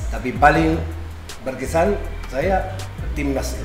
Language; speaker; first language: Indonesian; non-native, learner; Spanish